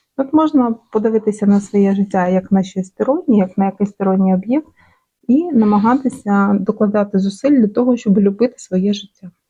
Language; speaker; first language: Ukrainian; non-native, local second language; Russian